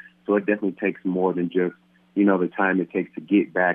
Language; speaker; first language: English; native; English